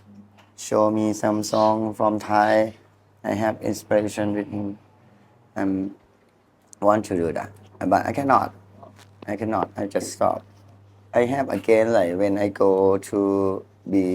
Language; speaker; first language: English; non-native, learner; Thai